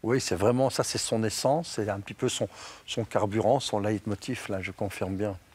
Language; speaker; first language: French; native; French